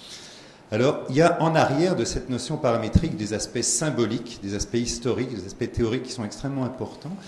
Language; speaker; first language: French; native; French